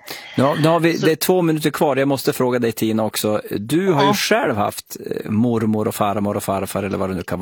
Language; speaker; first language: Swedish; native; Swedish